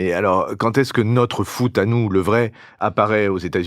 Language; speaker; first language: French; native; French